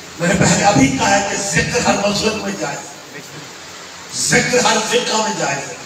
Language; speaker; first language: Urdu; non-native, local second language; Punjabi